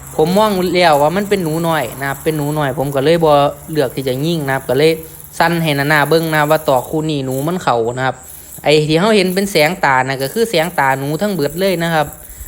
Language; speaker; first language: Thai; native; Thai